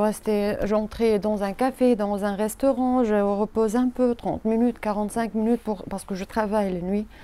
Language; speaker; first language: French; non-native, learner; Arabic